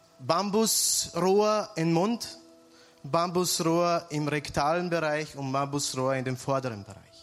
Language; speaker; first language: German; early bilingual, other home language; Serbian